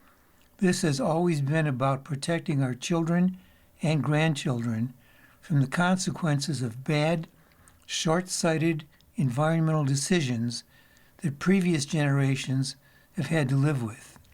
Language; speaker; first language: English; native; English